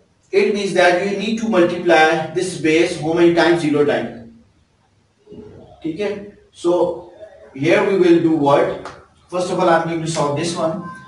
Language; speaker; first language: English; non-native, local second language; Urdu